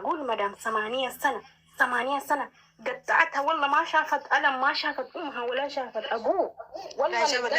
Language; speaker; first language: Arabic; non-native, learner; Oromo